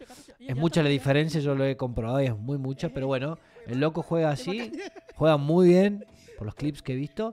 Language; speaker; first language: Spanish; native; Spanish